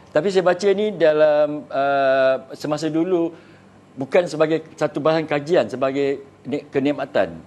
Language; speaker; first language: Malay; native; Malay